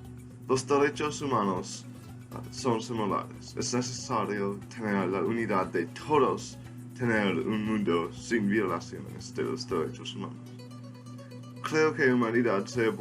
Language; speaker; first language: Spanish; non-native, learner; English